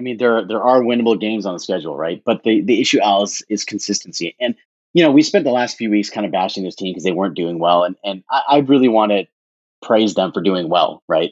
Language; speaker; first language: English; native; English